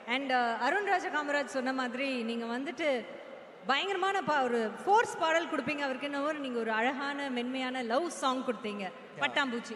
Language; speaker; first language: Tamil; native; Tamil